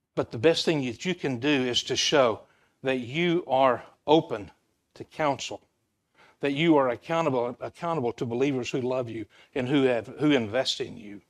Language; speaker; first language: English; native; English